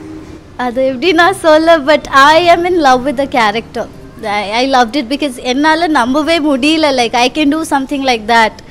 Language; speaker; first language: Tamil; early bilingual, heritage; Tamil